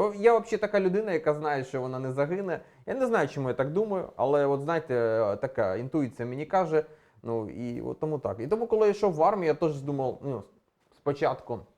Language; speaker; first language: Ukrainian; non-native, local second language; Russian